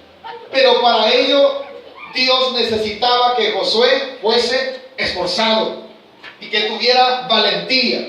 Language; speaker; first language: Spanish; native; Spanish